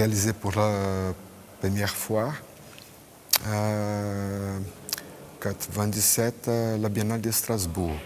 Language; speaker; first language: French; non-native, fluent; Portuguese